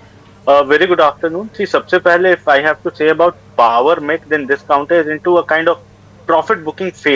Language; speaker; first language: English; non-native, local second language; Hindi